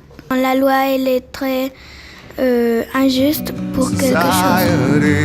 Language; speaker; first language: French; non-native, learner; Spanish